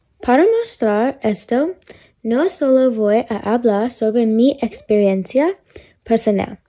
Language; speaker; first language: Spanish; non-native, learner; English